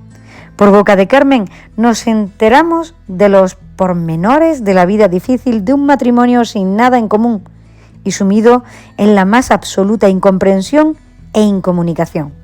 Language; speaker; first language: Spanish; native; Spanish